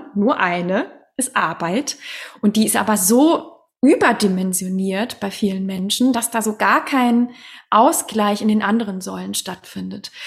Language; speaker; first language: German; non-native, fluent; Swedish